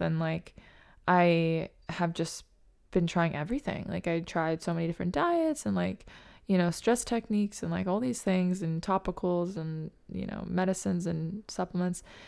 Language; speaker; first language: English; native; English